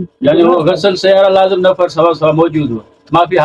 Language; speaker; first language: Arabic; non-native, learner; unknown